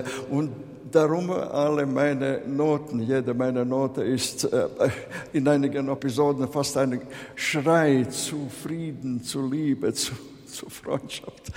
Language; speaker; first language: German; non-native, fluent; Latvian